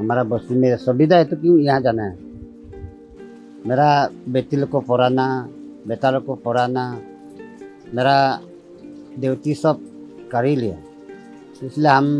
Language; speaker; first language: Hindi; non-native, local second language; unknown